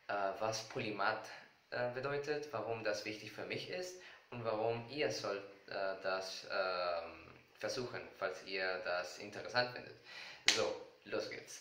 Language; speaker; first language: German; non-native, learner; Spanish